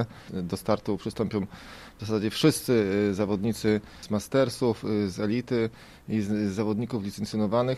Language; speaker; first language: Polish; native; Polish